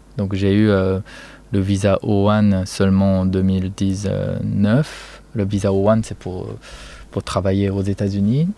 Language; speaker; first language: French; non-native, fluent; Japanese